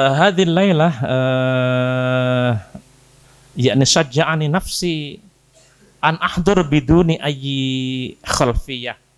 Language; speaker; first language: Arabic; non-native, fluent; Indonesian